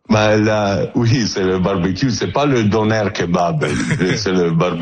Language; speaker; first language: French; non-native, learner; Turkish